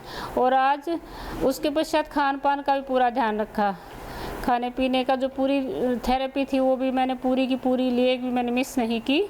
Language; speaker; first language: Hindi; native; Hindi